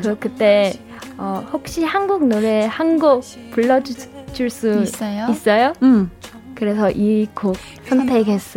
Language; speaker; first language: Korean; non-native, learner; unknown